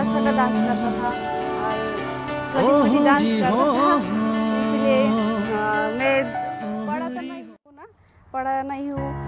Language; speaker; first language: Hindi; non-native, learner; Nepali